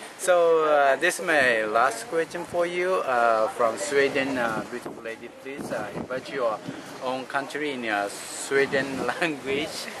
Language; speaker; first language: English; non-native, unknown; Japanese